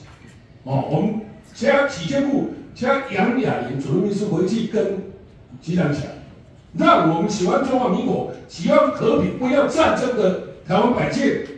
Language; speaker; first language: Chinese; non-native, local second language; Min Nan Chinese